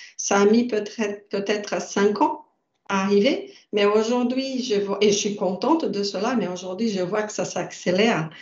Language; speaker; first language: French; non-native, fluent; Portuguese